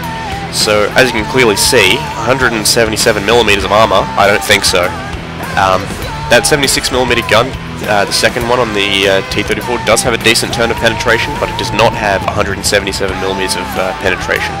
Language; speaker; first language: English; native; English